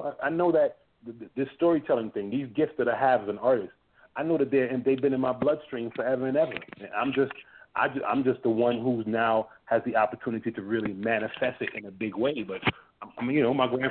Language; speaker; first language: English; early bilingual, other home language; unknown